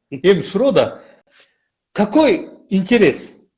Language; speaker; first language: Russian; non-native, local second language; Kyrgyz